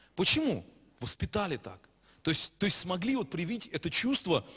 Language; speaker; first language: Russian; native; Russian